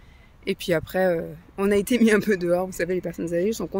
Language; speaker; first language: French; native; French